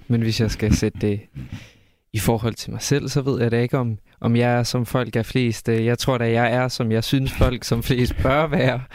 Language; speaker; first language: Danish; native; Danish